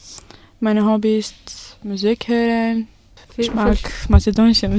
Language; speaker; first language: German; non-native, learner; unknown